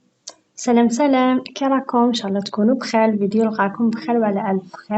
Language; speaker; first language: Arabic; native; Arabic